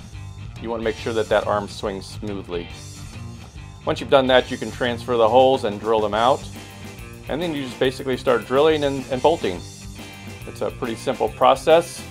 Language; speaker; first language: English; native; English